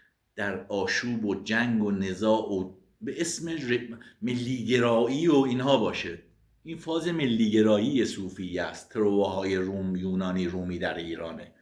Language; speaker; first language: Persian; native; Persian